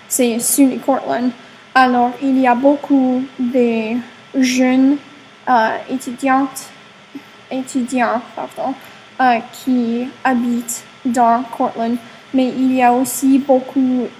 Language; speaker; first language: French; non-native, learner; English